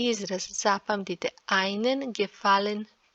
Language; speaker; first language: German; non-native, fluent; Serbian